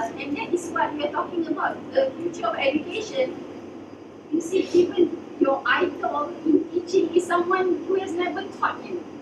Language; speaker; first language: English; non-native, local second language; Malay